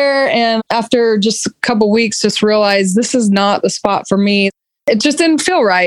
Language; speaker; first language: English; native; English